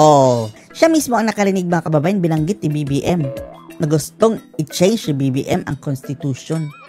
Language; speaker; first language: Filipino; native; Filipino